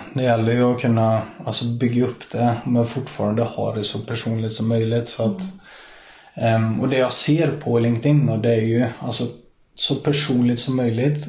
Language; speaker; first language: Swedish; native; Swedish